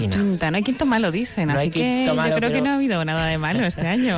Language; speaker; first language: Spanish; native; Spanish